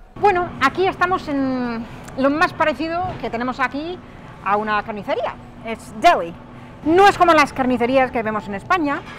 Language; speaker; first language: Spanish; non-native, fluent; English